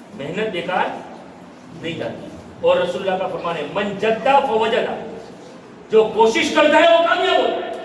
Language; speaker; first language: Urdu; non-native, local second language; Gujarati